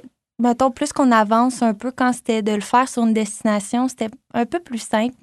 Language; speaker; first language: French; native; French